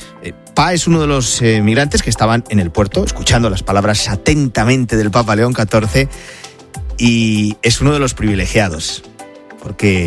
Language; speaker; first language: Spanish; native; Spanish